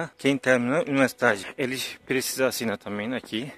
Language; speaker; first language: Portuguese; non-native, learner; Turkish